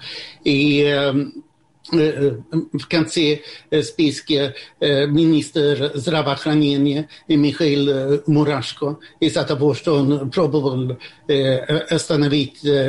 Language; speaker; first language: Russian; non-native, fluent; Swedish